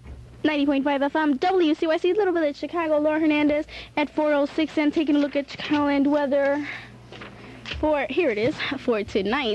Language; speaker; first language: English; native; English